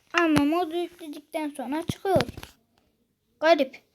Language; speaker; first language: Turkish; native; Turkish